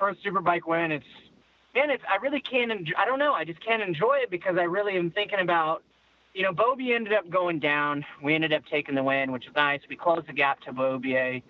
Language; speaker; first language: English; native; English